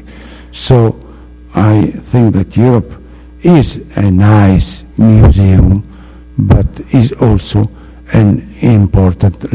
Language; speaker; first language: English; non-native, fluent; Italian